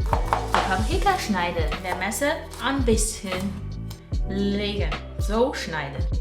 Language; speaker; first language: German; non-native, learner; Chinese